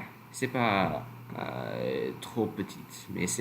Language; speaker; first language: French; non-native, learner; English